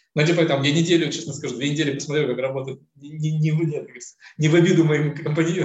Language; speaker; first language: Russian; native; Russian